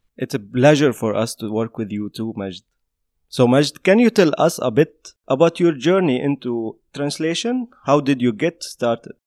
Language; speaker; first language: English; non-native, fluent; Arabic